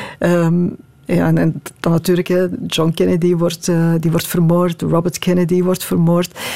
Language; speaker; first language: Dutch; native; Dutch